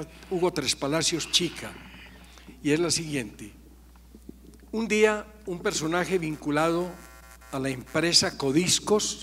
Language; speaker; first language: Spanish; native; Spanish